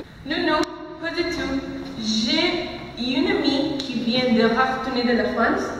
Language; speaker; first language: French; non-native, learner; Spanish